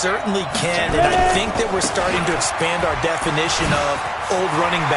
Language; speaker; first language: English; native; English